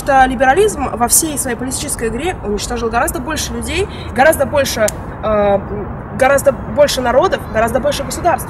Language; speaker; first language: Russian; native; Russian